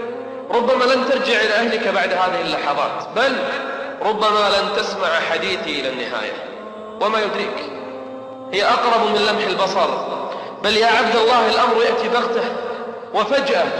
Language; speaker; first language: Arabic; native; Arabic